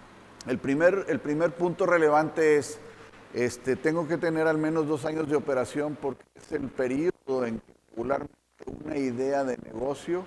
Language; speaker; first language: Spanish; native; Spanish